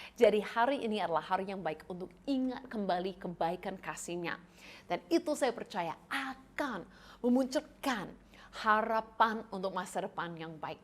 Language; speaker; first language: Indonesian; non-native, fluent; English